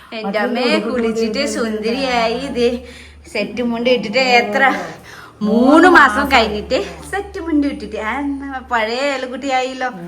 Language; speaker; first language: Malayalam; non-native, fluent; Nepali